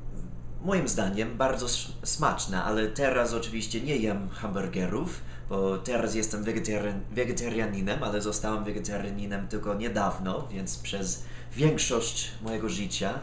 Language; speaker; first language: Polish; non-native, fluent; English